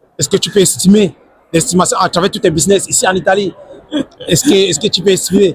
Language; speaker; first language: French; non-native, local second language; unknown